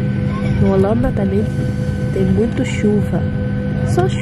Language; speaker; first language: Portuguese; non-native, learner; Dutch